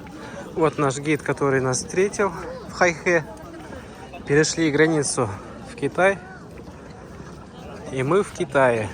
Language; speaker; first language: Russian; native; Russian